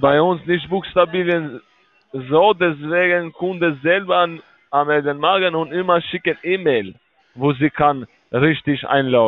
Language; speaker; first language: German; non-native, learner; Spanish